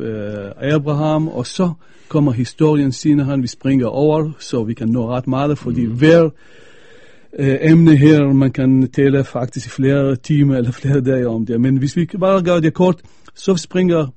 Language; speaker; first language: Danish; non-native, fluent; Arabic